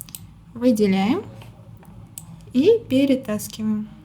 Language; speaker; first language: Russian; native; Russian